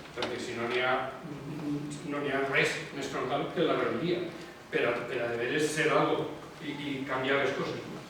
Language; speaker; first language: Catalan; non-native, local second language; Spanish